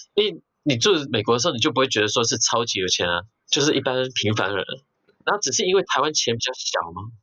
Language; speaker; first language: Chinese; early bilingual, heritage; Chinese